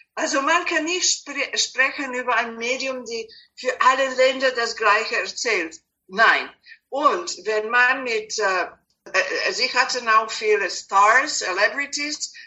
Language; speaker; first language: German; non-native, fluent; Serbian